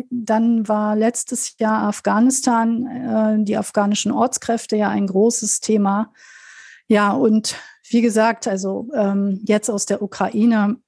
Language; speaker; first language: German; native; German